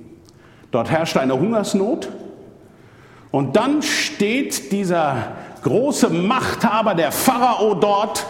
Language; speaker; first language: German; native; German